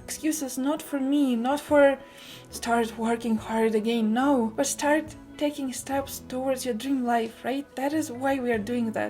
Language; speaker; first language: English; non-native, fluent; Russian